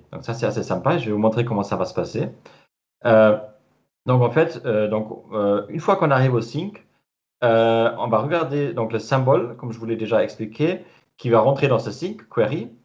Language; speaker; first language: French; non-native, fluent; German